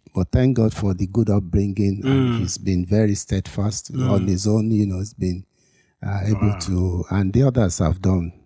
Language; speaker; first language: English; non-native, local second language; Yoruba